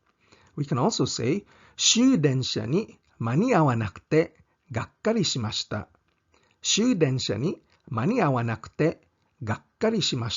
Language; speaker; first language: Japanese; non-native, fluent; English